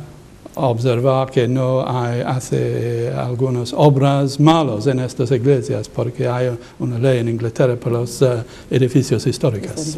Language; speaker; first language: Spanish; non-native, learner; English